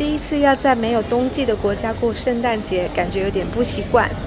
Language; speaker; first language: Chinese; native; Chinese